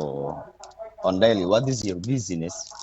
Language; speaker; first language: English; non-native, learner; Indonesian